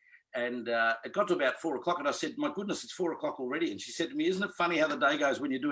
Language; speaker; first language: English; native; English